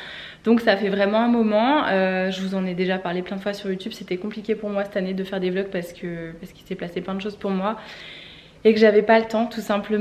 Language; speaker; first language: French; native; French